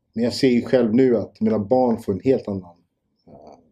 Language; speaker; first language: Swedish; early bilingual, other home language; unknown